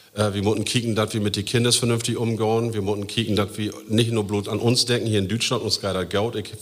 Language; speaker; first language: German; native; German